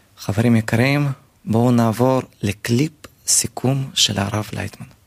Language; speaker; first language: Hebrew; native; Hebrew